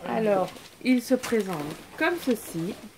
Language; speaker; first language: French; native; French